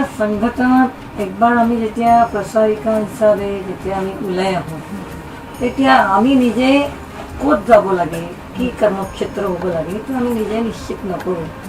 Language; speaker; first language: Assamese; non-native, fluent; Marathi